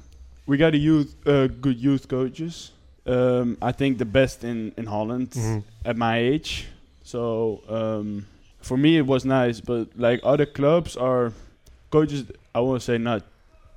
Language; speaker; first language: English; non-native, fluent; Dutch